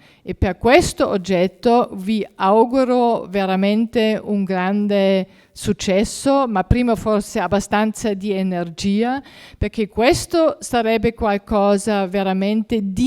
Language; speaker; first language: Italian; non-native, fluent; German